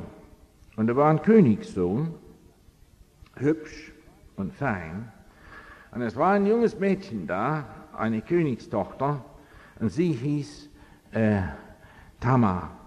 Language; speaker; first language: German; non-native, fluent; English